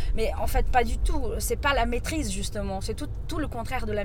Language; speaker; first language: French; non-native, fluent; Portuguese